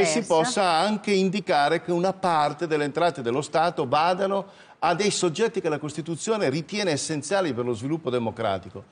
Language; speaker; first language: Italian; native; Italian